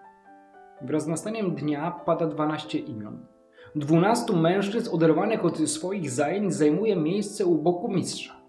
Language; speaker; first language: Polish; native; Polish